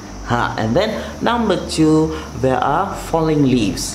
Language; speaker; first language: English; non-native, local second language; Malay